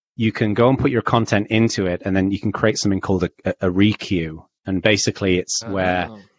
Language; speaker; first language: English; native; English